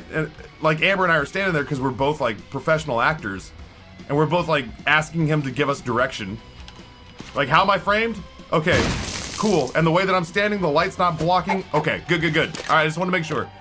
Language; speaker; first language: English; native; English